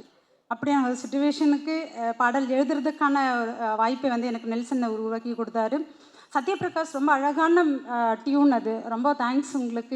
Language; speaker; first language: Tamil; native; Tamil